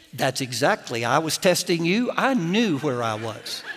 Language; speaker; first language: English; native; English